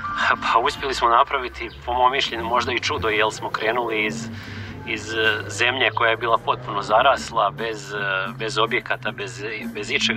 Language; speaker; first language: Croatian; native; Croatian